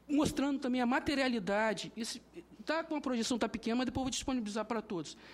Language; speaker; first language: Portuguese; native; Portuguese